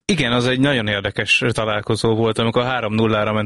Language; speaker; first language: Hungarian; native; Hungarian